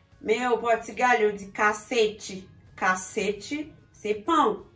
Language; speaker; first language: French; non-native, local second language; Haitian Creole